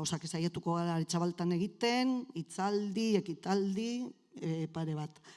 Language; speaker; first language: Basque; native; Basque